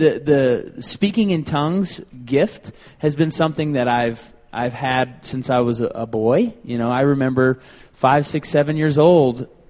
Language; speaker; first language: English; native; English